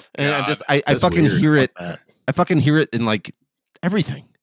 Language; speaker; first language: English; early bilingual, other home language; Polish